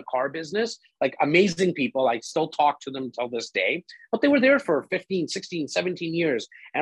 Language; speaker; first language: English; native; English